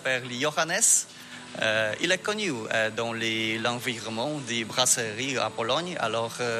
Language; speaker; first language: French; non-native, learner; Polish